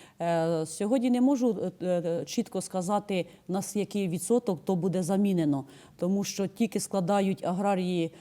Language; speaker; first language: Ukrainian; native; Ukrainian